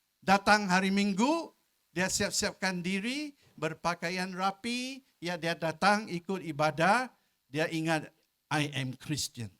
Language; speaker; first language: Malay; non-native, local second language; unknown